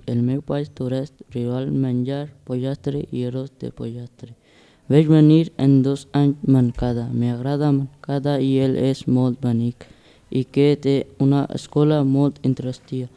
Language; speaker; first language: Catalan; non-native, learner; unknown